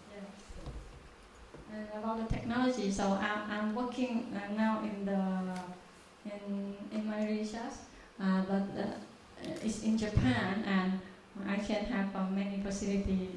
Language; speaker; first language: English; non-native, learner; Vietnamese